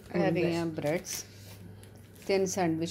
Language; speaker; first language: Swedish; non-native, learner; Punjabi